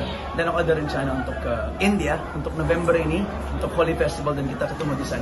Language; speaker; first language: Indonesian; non-native, fluent; Filipino